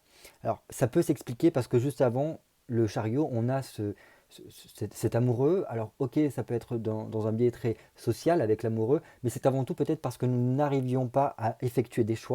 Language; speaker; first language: French; native; French